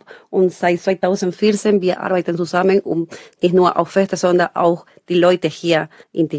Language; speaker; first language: German; non-native, learner; Spanish